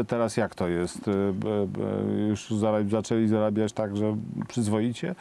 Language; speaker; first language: Polish; native; Polish